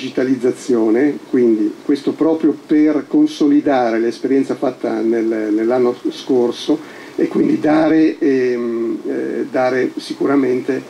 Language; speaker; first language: Italian; native; Italian